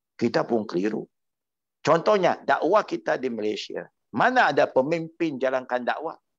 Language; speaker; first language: Malay; non-native, local second language; Chinese